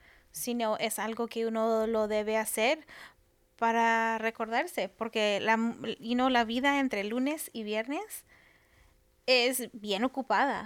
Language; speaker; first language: Spanish; early bilingual, heritage; Spanish